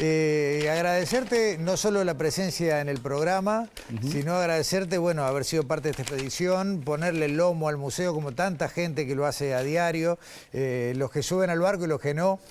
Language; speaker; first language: Spanish; native; Spanish